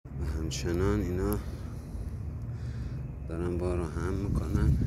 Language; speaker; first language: Persian; native; Persian